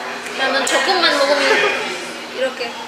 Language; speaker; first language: Korean; non-native, learner; Spanish